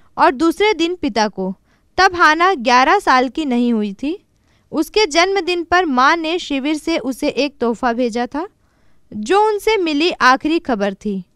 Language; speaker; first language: Hindi; native; Hindi